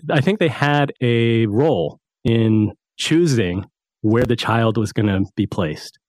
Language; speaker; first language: English; native; English